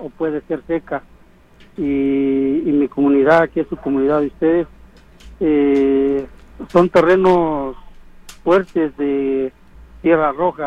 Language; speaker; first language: Spanish; native; Spanish